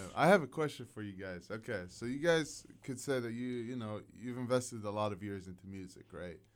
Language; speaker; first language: English; non-native, fluent; Arabic